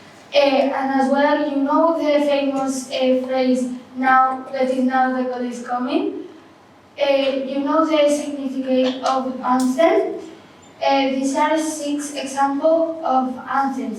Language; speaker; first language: English; non-native, learner; Spanish